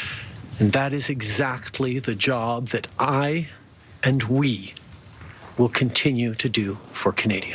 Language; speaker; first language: English; native; English